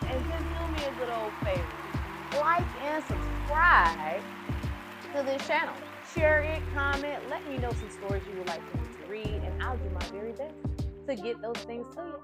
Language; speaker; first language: English; native; English